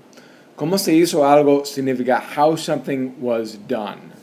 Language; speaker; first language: Spanish; non-native, fluent; English